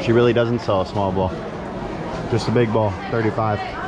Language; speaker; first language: English; native; English